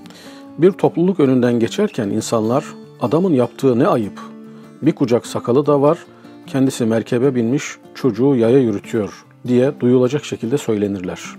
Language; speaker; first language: Turkish; native; Turkish